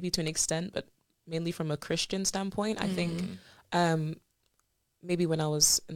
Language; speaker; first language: English; native; English